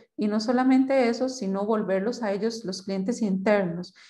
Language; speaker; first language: Spanish; native; Spanish